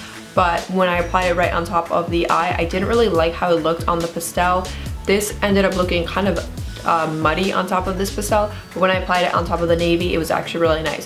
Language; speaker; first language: English; native; English